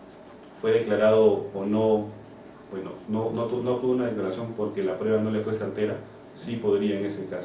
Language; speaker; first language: Spanish; native; Spanish